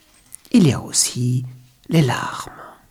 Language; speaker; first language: French; non-native, learner; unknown